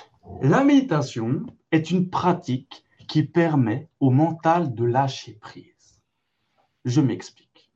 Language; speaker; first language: French; native; French